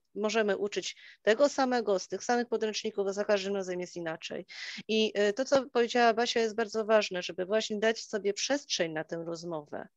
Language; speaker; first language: Polish; native; Polish